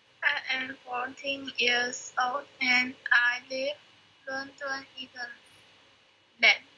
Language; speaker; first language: English; non-native, learner; Chinese